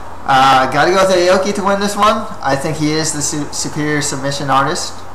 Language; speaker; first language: English; native; English